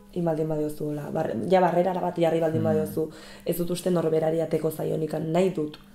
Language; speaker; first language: Basque; native; Basque